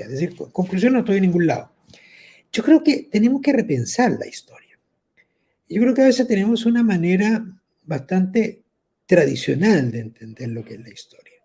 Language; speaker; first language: Spanish; native; Spanish